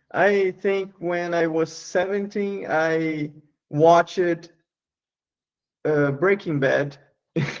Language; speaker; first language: English; non-native, learner; Portuguese